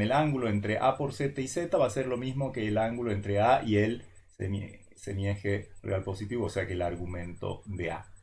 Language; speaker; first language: Spanish; native; Spanish